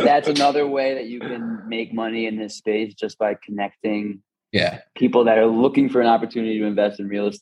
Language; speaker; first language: English; native; English